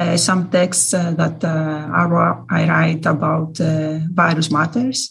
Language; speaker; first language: English; non-native, fluent; Greek